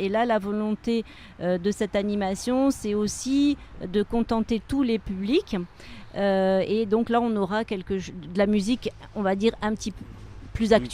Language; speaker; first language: French; native; French